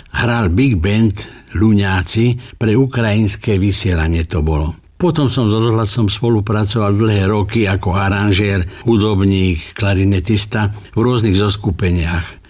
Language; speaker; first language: Slovak; native; Slovak